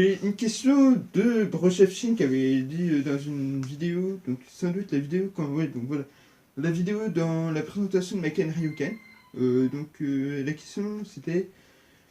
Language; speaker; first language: French; native; French